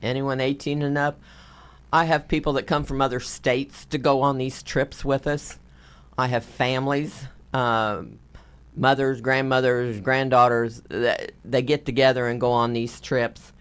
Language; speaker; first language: English; native; English